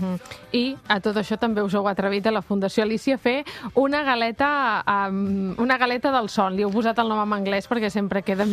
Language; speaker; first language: Catalan; native; Catalan